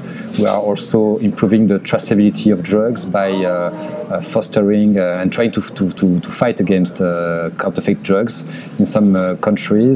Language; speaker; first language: English; non-native, fluent; French